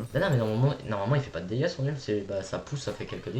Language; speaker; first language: French; native; French